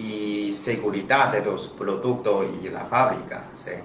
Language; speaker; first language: Spanish; non-native, learner; Chinese